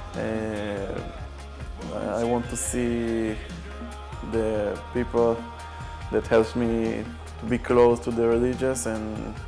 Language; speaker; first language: English; non-native, learner; Hebrew